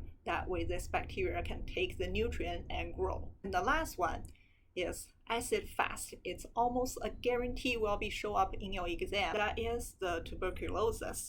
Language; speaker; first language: English; non-native, fluent; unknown